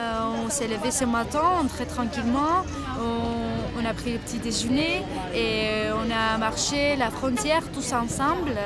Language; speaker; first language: French; non-native, fluent; Spanish